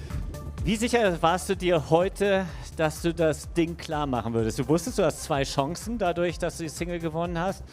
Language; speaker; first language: German; native; German